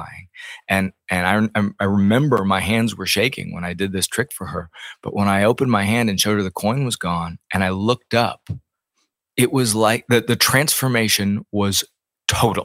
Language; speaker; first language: English; native; English